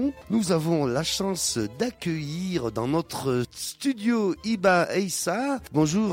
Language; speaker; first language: French; native; French